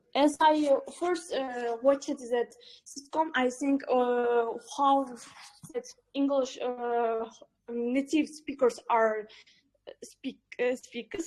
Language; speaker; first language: English; non-native, learner; Uzbek